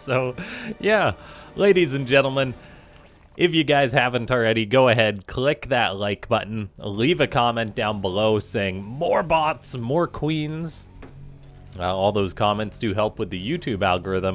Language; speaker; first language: English; native; English